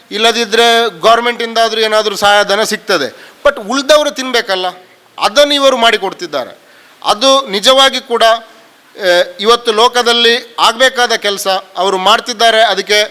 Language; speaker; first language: Kannada; native; Kannada